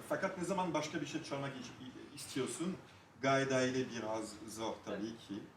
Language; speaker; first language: Turkish; non-native, fluent; French